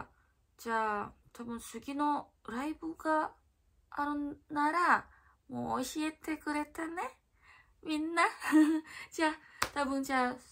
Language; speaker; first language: Japanese; non-native, learner; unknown